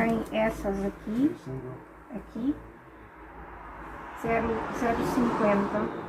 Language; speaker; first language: Portuguese; non-native, learner; Thai